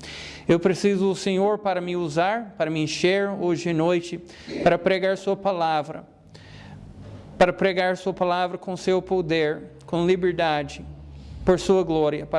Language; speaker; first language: Portuguese; non-native, fluent; English